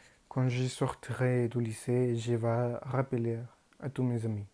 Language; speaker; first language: French; non-native, learner; Spanish